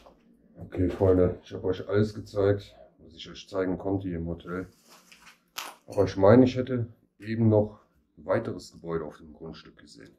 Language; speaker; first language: German; native; German